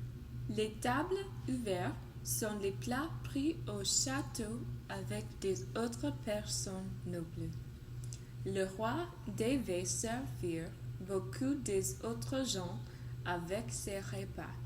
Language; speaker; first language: French; non-native, learner; English